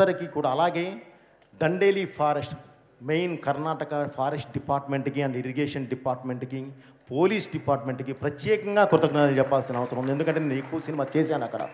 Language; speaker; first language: Telugu; native; Telugu